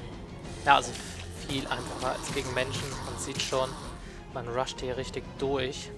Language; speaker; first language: German; native; German